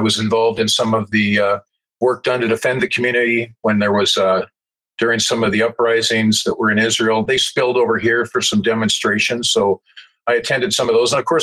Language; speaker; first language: English; native; English